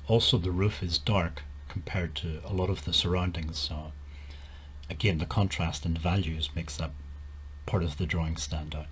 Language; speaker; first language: English; native; English